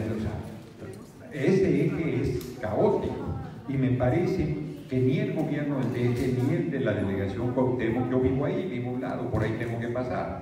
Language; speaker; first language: Spanish; native; Spanish